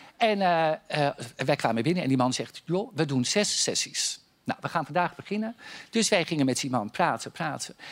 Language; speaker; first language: Dutch; native; Dutch